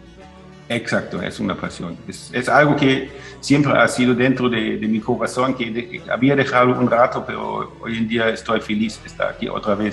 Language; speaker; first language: Spanish; non-native, fluent; German